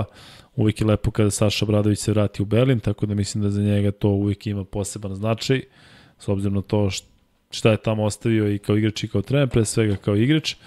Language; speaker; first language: Serbian; native; Serbian